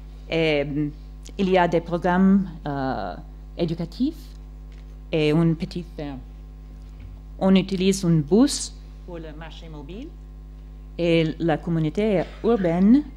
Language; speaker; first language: French; non-native, fluent; English